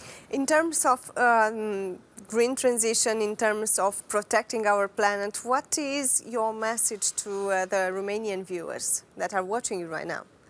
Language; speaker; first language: English; non-native, fluent; Romanian